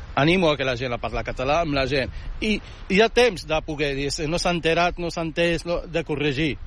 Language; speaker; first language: Catalan; early bilingual, other home language; Arabic